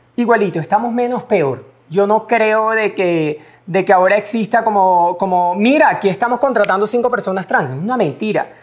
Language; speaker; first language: Spanish; native; Spanish